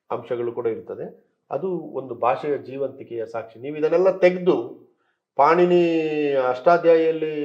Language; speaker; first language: Kannada; native; Kannada